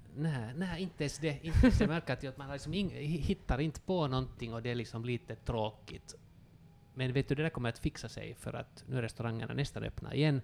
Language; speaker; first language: Swedish; native; Swedish